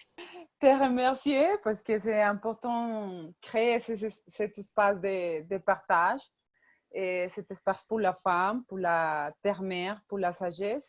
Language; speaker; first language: French; non-native, fluent; Spanish